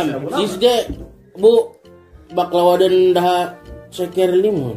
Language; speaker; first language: Turkish; non-native, learner; Indonesian